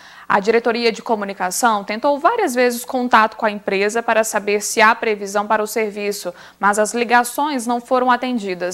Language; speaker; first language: Portuguese; native; Portuguese